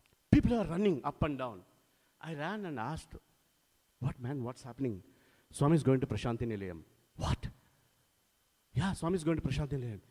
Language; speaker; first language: English; non-native, local second language; Telugu